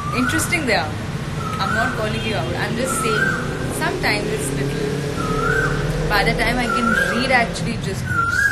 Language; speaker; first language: English; non-native, local second language; Hindi